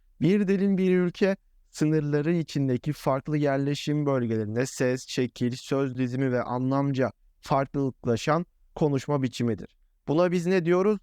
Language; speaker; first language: Turkish; native; Turkish